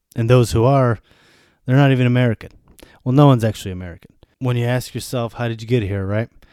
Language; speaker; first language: English; early bilingual, other home language; Bosnian